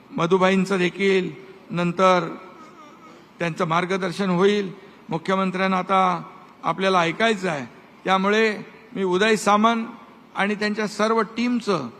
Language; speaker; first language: Marathi; native; Marathi